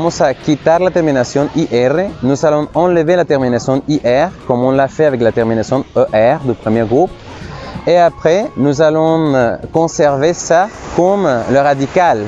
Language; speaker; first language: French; non-native, fluent; Spanish